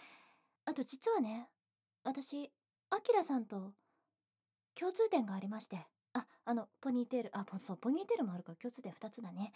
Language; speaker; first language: Japanese; native; Japanese